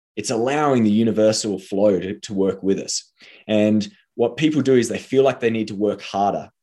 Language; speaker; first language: English; native; English